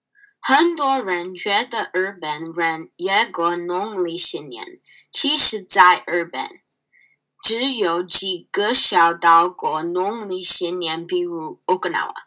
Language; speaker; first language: Chinese; non-native, learner; English